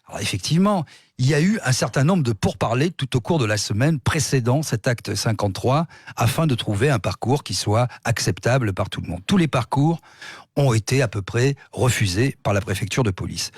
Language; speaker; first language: French; native; French